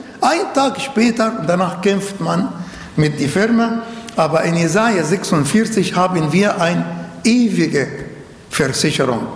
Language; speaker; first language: German; non-native, learner; Arabic